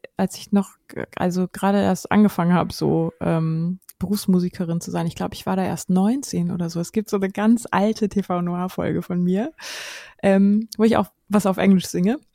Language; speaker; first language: German; native; German